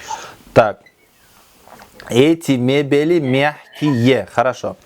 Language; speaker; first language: Russian; non-native, local second language; Kyrgyz